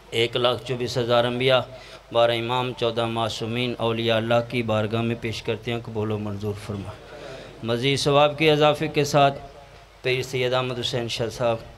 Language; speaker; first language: Urdu; non-native, local second language; Punjabi